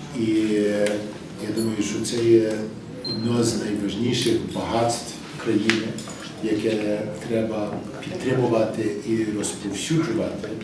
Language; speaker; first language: Ukrainian; early bilingual, heritage; English